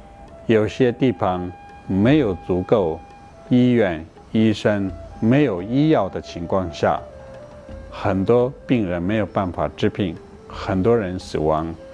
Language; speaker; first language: Chinese; non-native, fluent; Tibetan